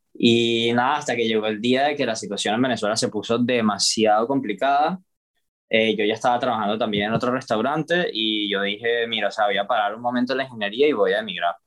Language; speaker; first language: Spanish; native; Spanish